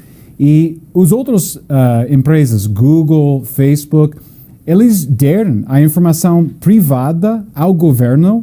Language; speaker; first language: Portuguese; non-native, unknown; English